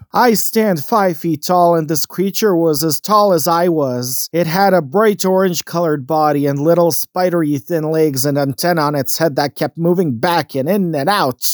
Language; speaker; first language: English; non-native, fluent; Bosnian